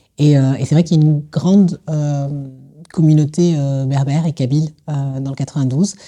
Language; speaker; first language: French; native; French